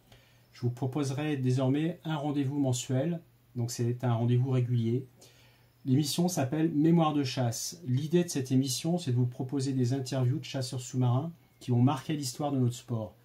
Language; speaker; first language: French; native; French